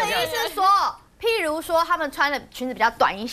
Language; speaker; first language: Chinese; native; Chinese